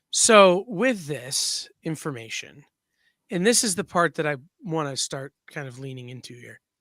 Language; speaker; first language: English; native; English